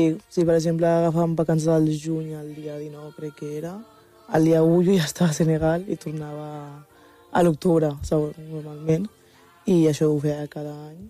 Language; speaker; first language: Catalan; non-native, local second language; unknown